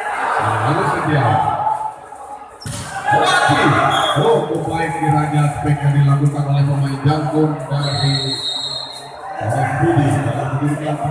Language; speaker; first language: Indonesian; non-native, local second language; Achinese